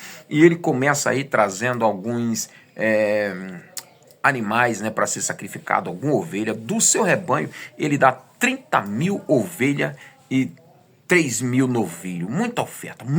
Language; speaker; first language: Portuguese; native; Portuguese